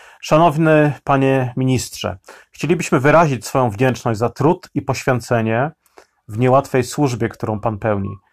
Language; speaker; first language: Polish; native; Polish